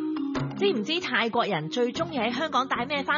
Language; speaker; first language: Cantonese; native; Cantonese